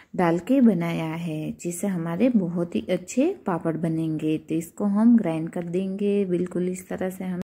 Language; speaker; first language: Hindi; non-native, local second language; Gujarati